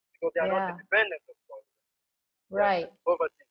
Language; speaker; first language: English; non-native, fluent; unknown